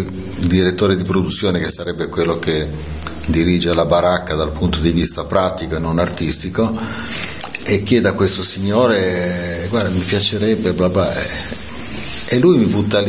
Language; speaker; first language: Italian; native; Italian